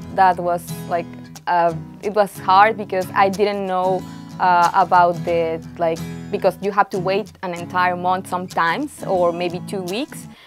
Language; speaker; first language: English; non-native, fluent; Spanish